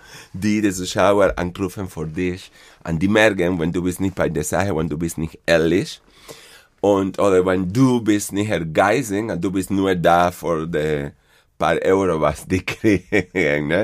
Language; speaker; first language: German; non-native, fluent; Spanish